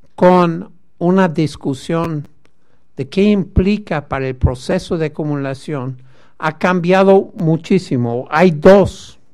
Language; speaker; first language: Spanish; non-native, fluent; English